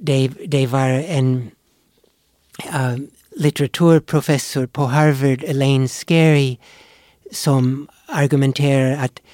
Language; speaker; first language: Swedish; non-native, fluent; English